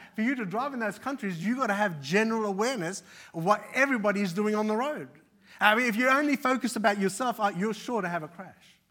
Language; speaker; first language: English; early bilingual, other home language; Arabic